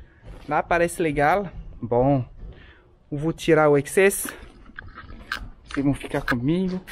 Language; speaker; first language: Portuguese; non-native, fluent; French